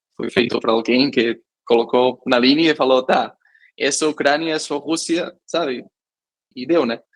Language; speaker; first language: Portuguese; non-native, fluent; Catalan